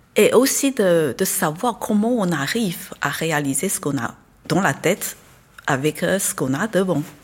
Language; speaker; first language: French; non-native, fluent; Chinese